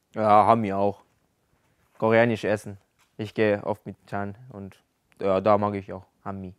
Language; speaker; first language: German; non-native, learner; Japanese